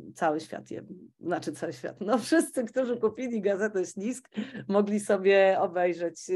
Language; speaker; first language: Polish; native; Polish